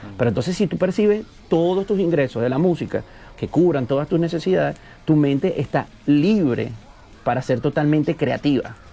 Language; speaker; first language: Spanish; native; Spanish